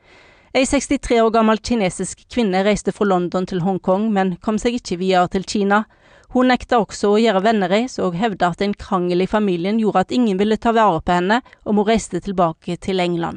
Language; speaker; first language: Norwegian; native; Norwegian